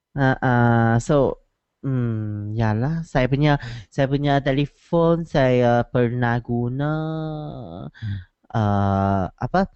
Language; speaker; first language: Malay; non-native, learner; Chinese